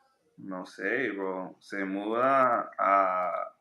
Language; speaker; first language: Spanish; non-native, learner; English